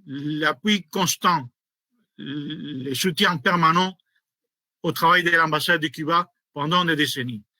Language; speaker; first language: French; non-native, fluent; Spanish